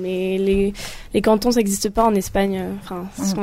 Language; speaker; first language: French; native; French